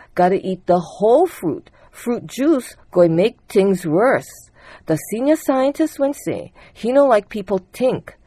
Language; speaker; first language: English; early bilingual, other home language; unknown